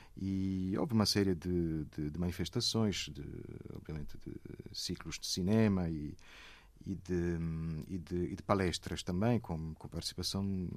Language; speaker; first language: Portuguese; non-native, fluent; Italian